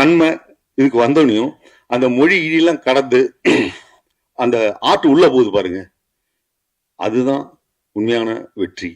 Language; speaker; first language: Tamil; native; Tamil